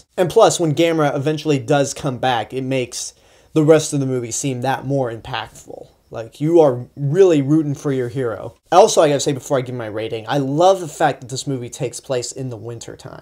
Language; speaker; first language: English; native; English